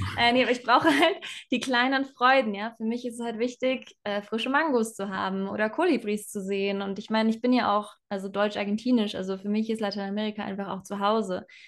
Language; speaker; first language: German; native; German